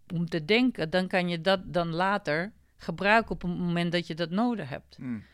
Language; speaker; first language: Dutch; non-native, fluent; Macedonian